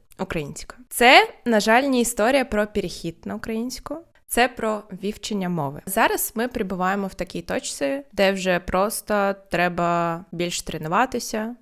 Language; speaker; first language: Ukrainian; non-native, fluent; Russian